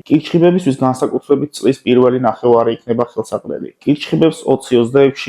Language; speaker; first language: Georgian; native; Georgian